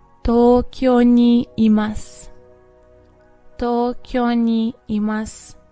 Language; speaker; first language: Japanese; non-native, fluent; English